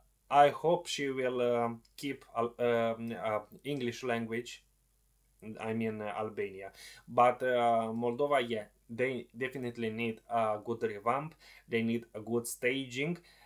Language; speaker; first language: English; non-native, fluent; Romanian